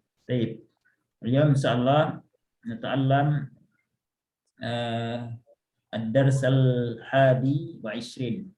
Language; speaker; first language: Arabic; non-native, fluent; Indonesian